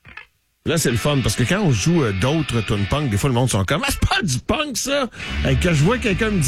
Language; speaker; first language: French; native; French